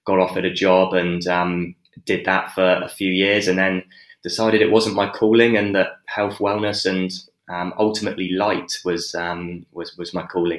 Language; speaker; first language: English; native; English